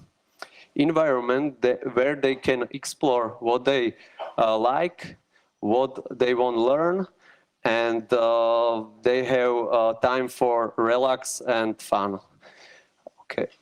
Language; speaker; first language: English; non-native, learner; Slovak